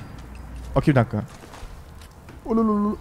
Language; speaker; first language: Turkish; early bilingual, heritage; Turkish